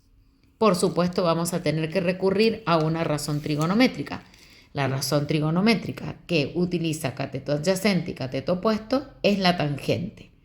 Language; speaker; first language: Spanish; native; Spanish